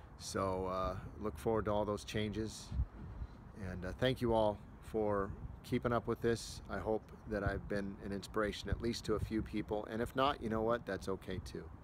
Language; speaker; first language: English; native; English